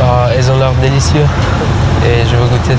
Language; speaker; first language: French; non-native, learner; Persian